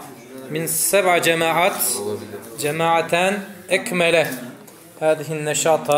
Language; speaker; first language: Arabic; non-native, fluent; Turkish